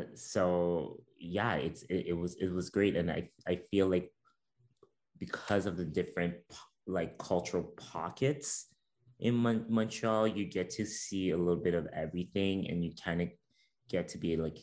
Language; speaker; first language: English; non-native, fluent; French